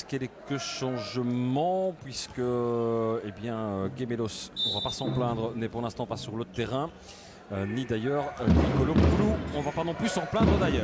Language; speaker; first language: French; native; French